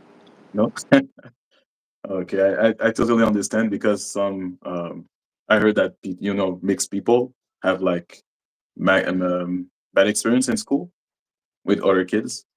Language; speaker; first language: English; non-native, local second language; French